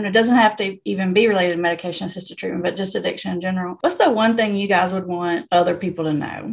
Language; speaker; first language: English; native; English